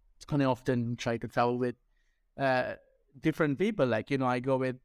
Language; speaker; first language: English; non-native, local second language; Sinhala